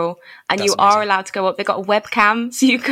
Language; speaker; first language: English; native; English